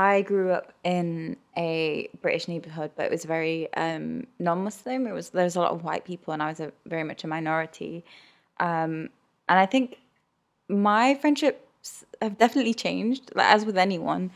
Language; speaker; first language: English; early bilingual, other home language; Urdu